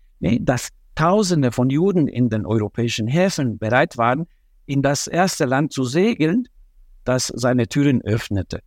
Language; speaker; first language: German; non-native, fluent; Spanish